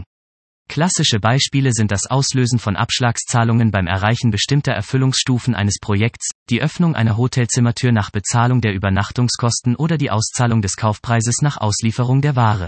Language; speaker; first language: German; native; German